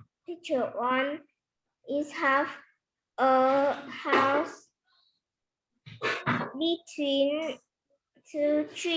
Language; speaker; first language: English; non-native, learner; Vietnamese